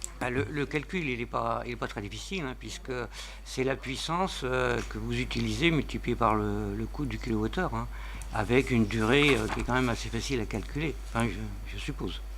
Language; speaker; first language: French; native; French